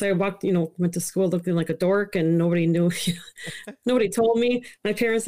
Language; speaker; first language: English; early bilingual, other home language; Italian